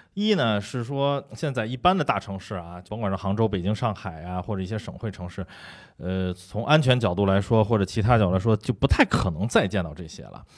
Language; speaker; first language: Chinese; native; Chinese